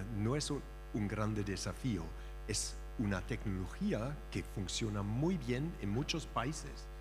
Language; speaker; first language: Spanish; non-native, fluent; German